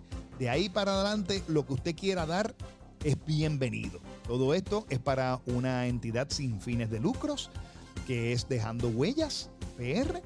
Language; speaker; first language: Spanish; native; Spanish